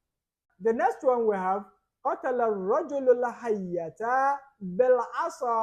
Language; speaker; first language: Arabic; non-native, fluent; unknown